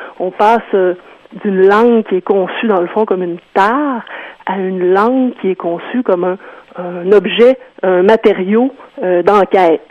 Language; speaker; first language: French; native; French